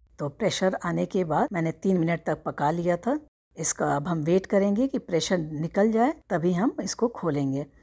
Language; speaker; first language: Hindi; native; Hindi